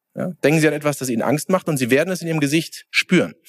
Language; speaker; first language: German; native; German